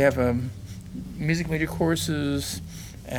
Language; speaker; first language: English; native; English